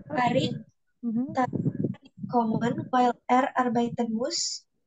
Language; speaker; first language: German; non-native, learner; Indonesian